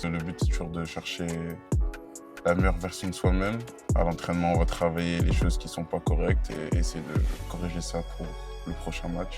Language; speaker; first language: French; native; French